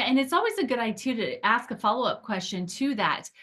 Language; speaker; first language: English; native; English